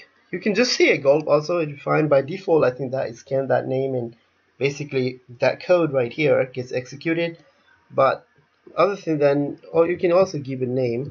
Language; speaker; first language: English; non-native, fluent; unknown